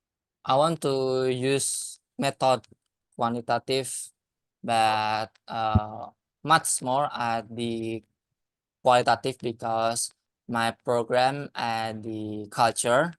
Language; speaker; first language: English; non-native, learner; Indonesian